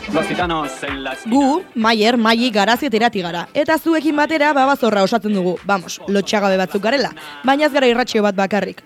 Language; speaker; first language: Basque; non-native, local second language; Spanish